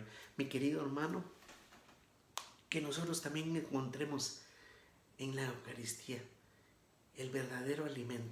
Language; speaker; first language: Spanish; native; Spanish